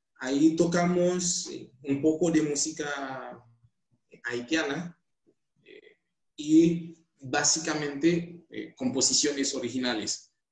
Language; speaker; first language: Spanish; non-native, fluent; Haitian Creole